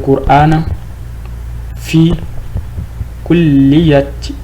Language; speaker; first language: Arabic; non-native, fluent; French